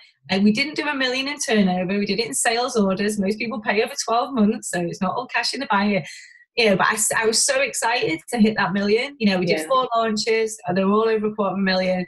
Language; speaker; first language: English; native; English